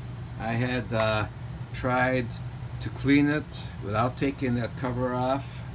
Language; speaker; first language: English; native; English